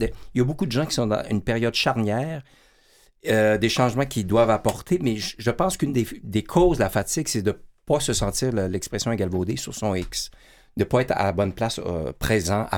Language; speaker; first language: French; native; French